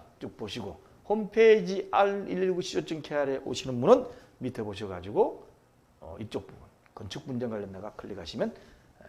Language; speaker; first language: Korean; native; Korean